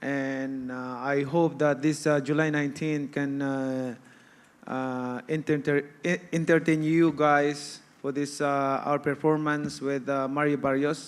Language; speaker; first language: English; non-native, local second language; Cebuano